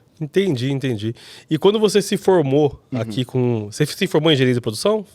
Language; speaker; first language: Portuguese; native; Portuguese